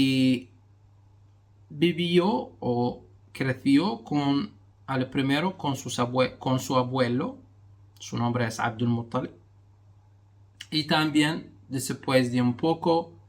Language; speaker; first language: Spanish; non-native, fluent; Arabic